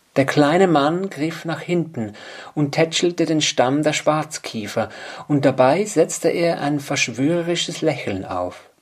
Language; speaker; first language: German; native; German